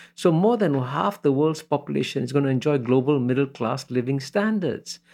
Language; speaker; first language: English; early bilingual, other home language; Hindi